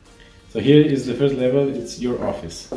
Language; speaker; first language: English; non-native, learner; Romanian